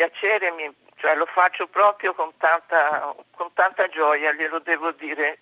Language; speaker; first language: Italian; native; Italian